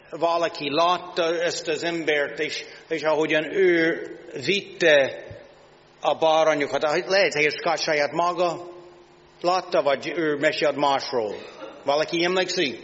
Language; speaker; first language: Hungarian; non-native, learner; English